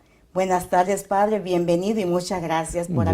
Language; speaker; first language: Spanish; native; Spanish